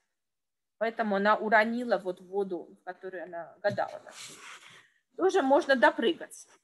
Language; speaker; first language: Russian; native; Russian